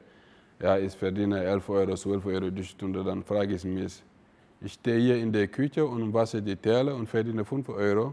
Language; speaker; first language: German; non-native, fluent; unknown